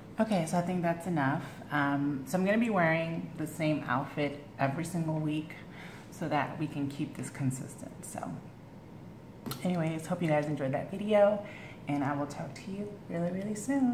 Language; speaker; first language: English; native; English